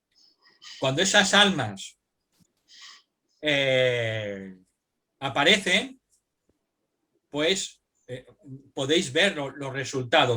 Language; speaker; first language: Spanish; native; Spanish